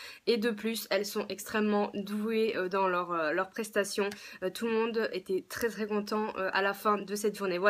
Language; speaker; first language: French; native; French